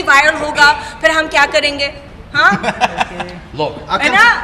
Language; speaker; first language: Hindi; non-native, fluent; English